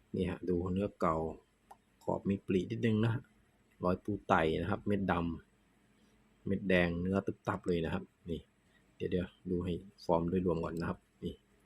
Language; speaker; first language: Thai; non-native, local second language; Northeastern Thai